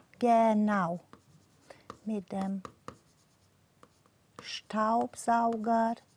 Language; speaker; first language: German; non-native, fluent; Romanian